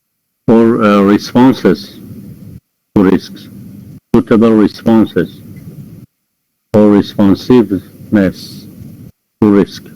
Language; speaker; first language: English; non-native, fluent; Persian